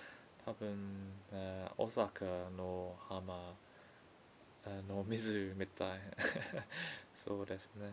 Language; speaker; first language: Japanese; non-native, learner; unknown